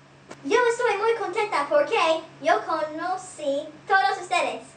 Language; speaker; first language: Spanish; non-native, learner; English